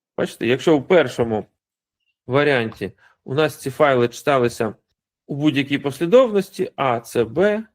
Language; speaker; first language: Ukrainian; non-native, local second language; Russian